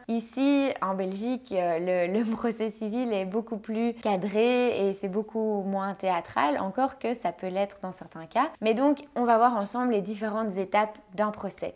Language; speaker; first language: French; native; French